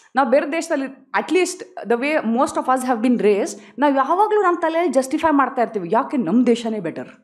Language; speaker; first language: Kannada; non-native, local second language; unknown